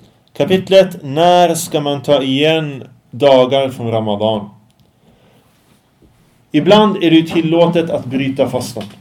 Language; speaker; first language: Swedish; early bilingual, other home language; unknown